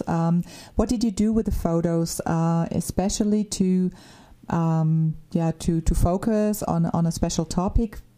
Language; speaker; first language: English; non-native, fluent; German